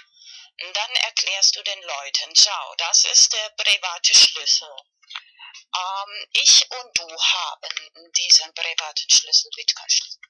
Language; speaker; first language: German; non-native, learner; Spanish